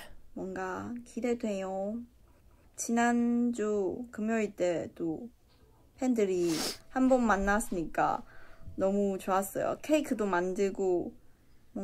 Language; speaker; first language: Korean; non-native, learner; Chinese